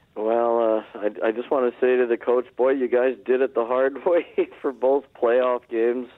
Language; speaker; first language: English; native; English